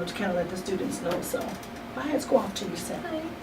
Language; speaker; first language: English; native; English